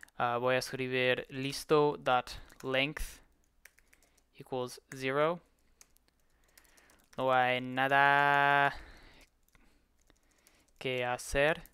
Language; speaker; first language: Spanish; non-native, learner; English